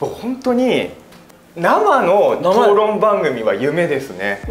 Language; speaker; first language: Japanese; native; Japanese